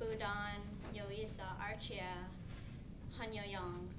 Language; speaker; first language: Chinese; non-native, learner; English